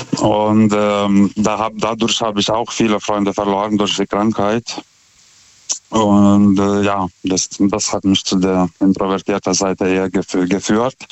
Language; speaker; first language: German; non-native, fluent; Lithuanian